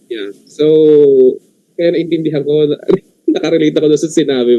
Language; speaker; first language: Filipino; native; Filipino